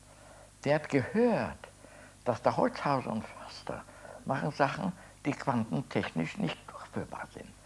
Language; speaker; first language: German; native; German